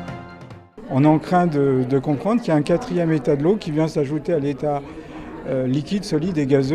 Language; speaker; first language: French; native; French